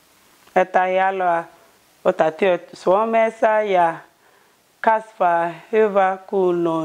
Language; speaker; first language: Finnish; non-native, learner; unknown